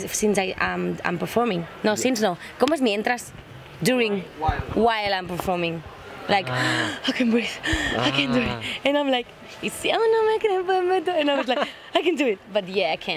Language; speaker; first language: English; non-native, fluent; Spanish